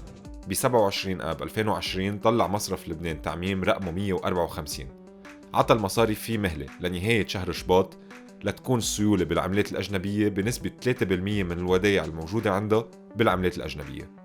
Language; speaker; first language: Arabic; native; Arabic